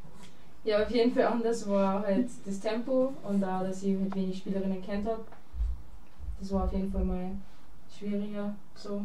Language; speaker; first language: German; native; German